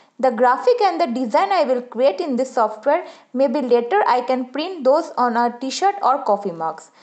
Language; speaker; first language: English; non-native, local second language; Bangla